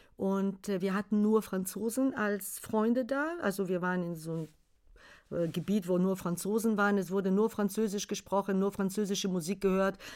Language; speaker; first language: German; non-native, fluent; Bulgarian